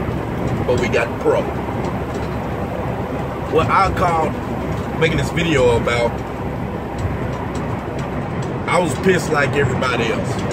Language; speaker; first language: English; native; English